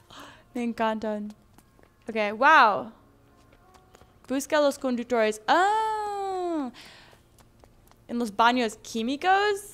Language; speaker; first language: Spanish; non-native, learner; English